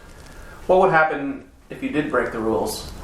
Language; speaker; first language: English; native; English